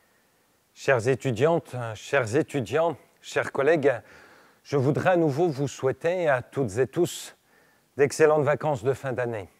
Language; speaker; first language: French; native; French